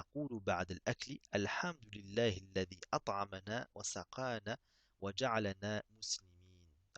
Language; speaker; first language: Arabic; non-native, fluent; French